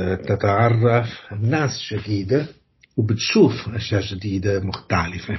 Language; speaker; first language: Arabic; non-native, learner; Italian